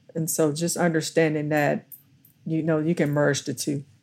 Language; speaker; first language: English; native; English